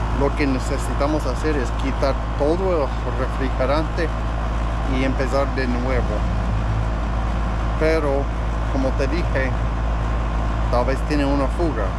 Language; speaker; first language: Spanish; non-native, fluent; English